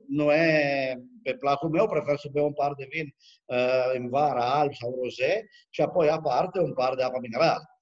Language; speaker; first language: Romanian; non-native, fluent; Italian